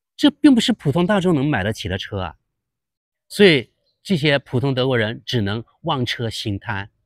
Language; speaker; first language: Chinese; native; Chinese